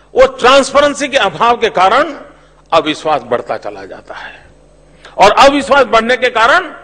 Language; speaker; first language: Hindi; non-native, local second language; Gujarati